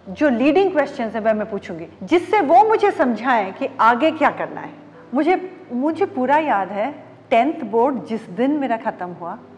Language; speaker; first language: Hindi; non-native, local second language; Odia